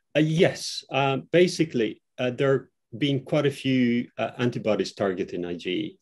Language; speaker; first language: English; non-native, fluent; Albanian